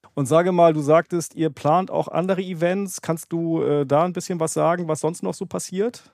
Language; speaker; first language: German; native; German